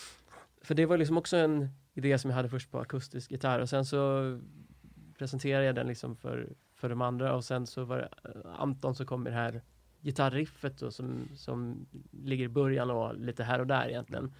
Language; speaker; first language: Swedish; native; Swedish